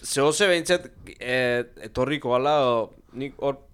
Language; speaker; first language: Basque; native; Basque